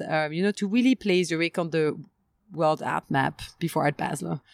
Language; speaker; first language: English; non-native, fluent; French